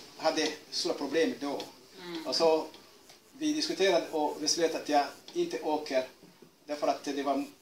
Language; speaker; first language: Swedish; non-native, fluent; Kinyarwanda